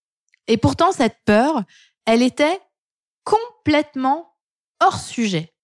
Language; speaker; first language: French; native; French